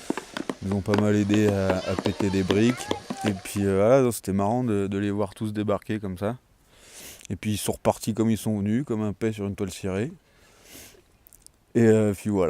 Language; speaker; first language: French; native; French